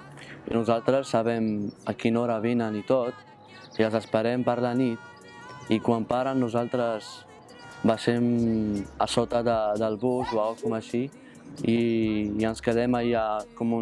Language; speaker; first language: Catalan; non-native, fluent; Arabic